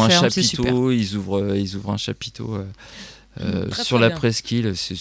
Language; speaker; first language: French; native; French